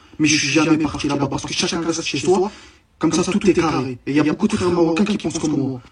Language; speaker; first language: French; early bilingual, other home language; Arabic